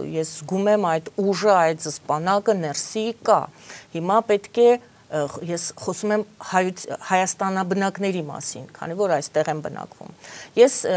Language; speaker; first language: Armenian; native; Armenian